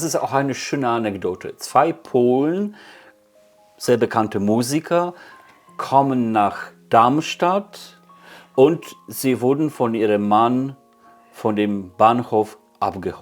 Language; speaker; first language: German; non-native, fluent; Polish